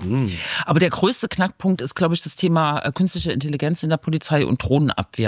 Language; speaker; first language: German; native; German